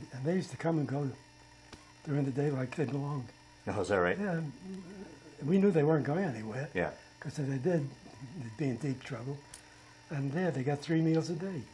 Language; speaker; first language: English; native; English